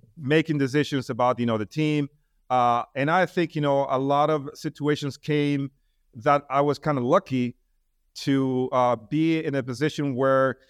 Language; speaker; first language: English; non-native, fluent; Spanish